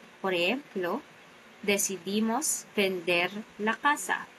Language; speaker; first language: Spanish; non-native, fluent; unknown